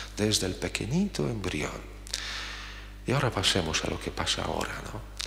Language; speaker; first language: Spanish; non-native, fluent; Polish